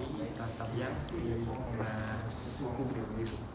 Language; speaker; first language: French; non-native, learner; Khmer